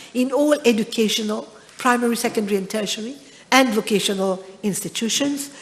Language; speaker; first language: English; non-native, local second language; Morisyen